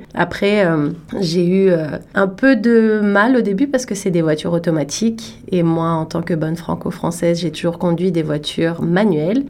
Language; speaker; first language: French; native; French